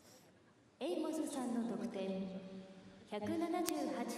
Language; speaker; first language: Japanese; native; Japanese